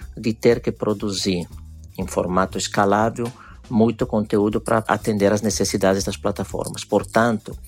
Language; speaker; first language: Portuguese; non-native, fluent; Italian